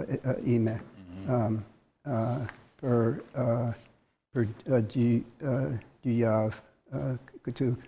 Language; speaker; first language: Albanian; non-native, learner; English